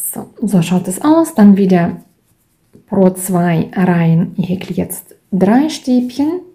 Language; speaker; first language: German; non-native, fluent; Russian